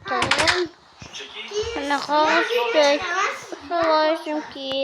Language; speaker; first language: Turkish; non-native, learner; Uzbek